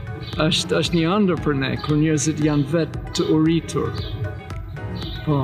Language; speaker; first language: Albanian; non-native, learner; English